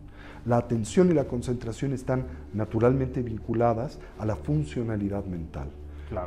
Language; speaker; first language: Spanish; native; Spanish